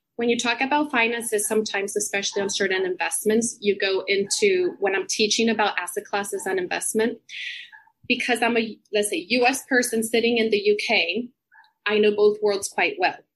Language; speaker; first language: English; non-native, fluent; Spanish